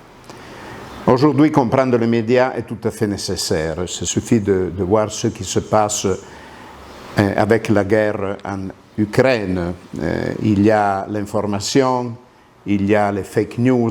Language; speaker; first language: French; non-native, local second language; Italian